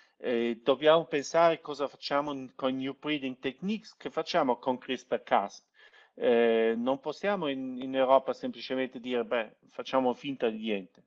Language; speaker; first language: Italian; non-native, local second language; German